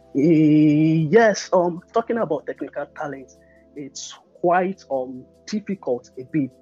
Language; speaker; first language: English; non-native, local second language; Yoruba